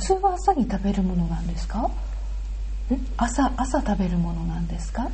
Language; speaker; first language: Japanese; native; Japanese